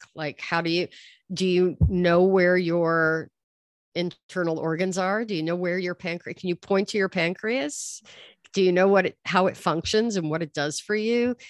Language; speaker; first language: English; native; English